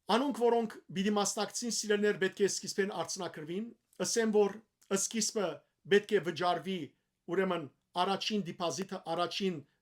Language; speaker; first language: Armenian; early bilingual, heritage; Armenian